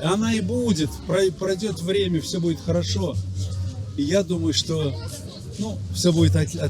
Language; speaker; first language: Russian; native; Russian